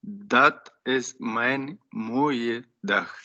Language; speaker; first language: Dutch; non-native, learner; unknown